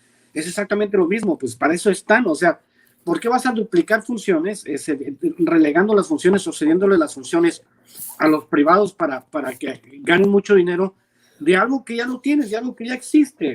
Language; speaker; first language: Spanish; native; Spanish